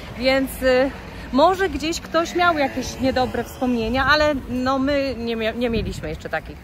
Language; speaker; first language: Polish; native; Polish